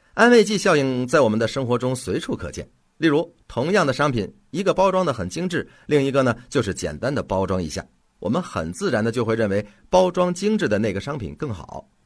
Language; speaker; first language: Chinese; native; Chinese